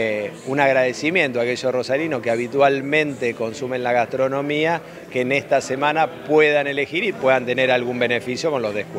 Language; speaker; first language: Spanish; native; Spanish